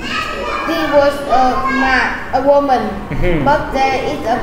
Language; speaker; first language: English; non-native, learner; Vietnamese